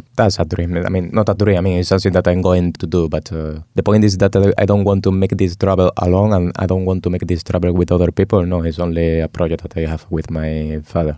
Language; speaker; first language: English; non-native, fluent; Spanish